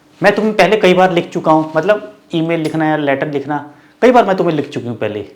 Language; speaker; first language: Hindi; native; Hindi